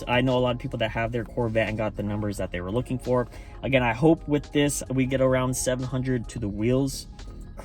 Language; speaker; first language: English; native; English